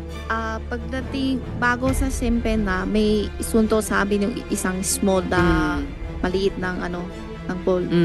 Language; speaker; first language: Filipino; non-native, learner; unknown